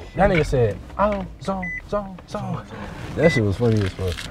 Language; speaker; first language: English; native; English